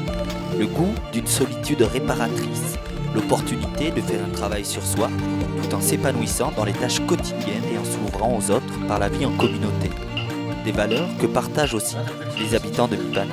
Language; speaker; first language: French; native; French